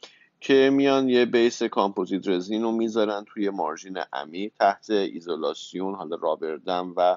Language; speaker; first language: Persian; native; Persian